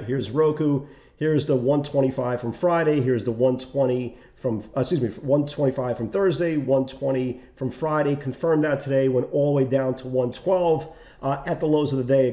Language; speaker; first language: English; native; English